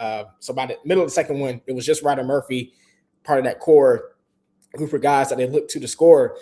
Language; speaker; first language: English; native; English